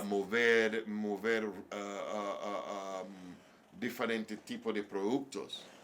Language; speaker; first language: Spanish; non-native, learner; English